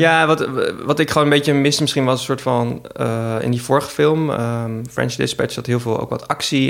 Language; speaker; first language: Dutch; native; Dutch